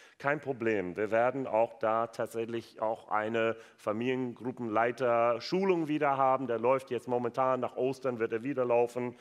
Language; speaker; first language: German; non-native, fluent; English